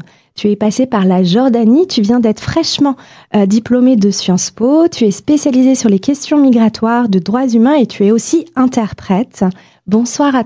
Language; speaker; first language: French; native; French